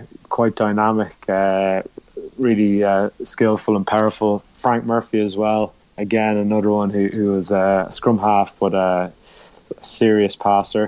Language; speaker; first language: English; native; English